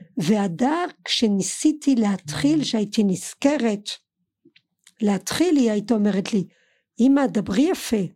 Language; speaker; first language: Hebrew; non-native, fluent; French